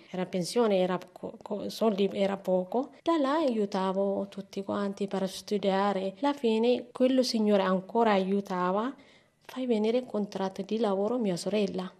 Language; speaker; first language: Italian; non-native, learner; Amharic